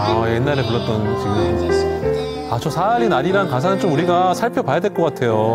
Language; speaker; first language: Korean; native; Korean